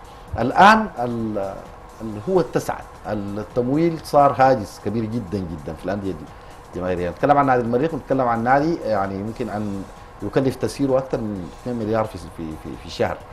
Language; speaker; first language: Arabic; native; Arabic